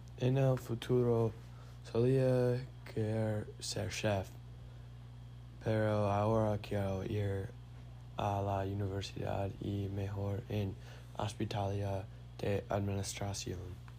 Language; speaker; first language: Spanish; non-native, learner; English